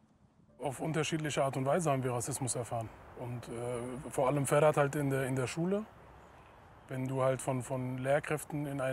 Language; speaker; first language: German; native; German